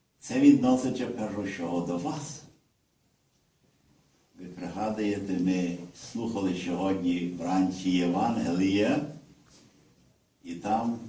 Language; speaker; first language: Ukrainian; early bilingual, heritage; Ukrainian